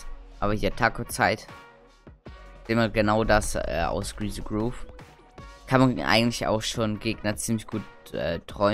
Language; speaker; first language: German; native; German